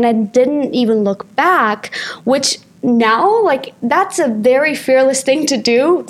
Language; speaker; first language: English; non-native, fluent; Japanese